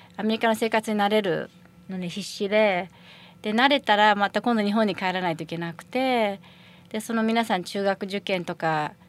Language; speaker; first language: Japanese; early bilingual, heritage; Japanese